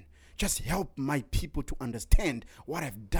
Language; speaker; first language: English; non-native, local second language; Shona